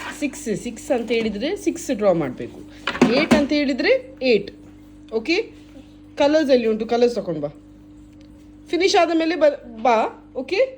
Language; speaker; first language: Kannada; non-native, local second language; Tulu